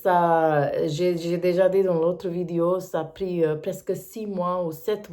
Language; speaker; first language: French; non-native, learner; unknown